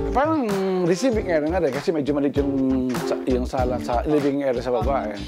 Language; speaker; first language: Filipino; non-native, local second language; Pampanga